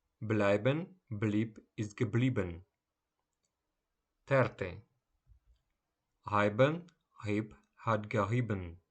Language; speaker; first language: German; non-native, fluent; Ukrainian